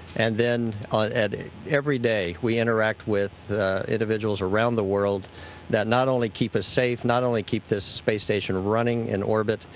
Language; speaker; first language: English; native; English